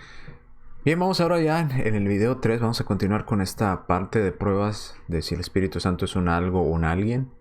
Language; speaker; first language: Spanish; native; Spanish